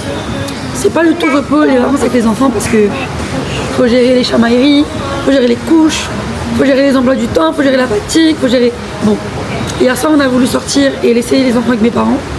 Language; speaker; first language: French; native; French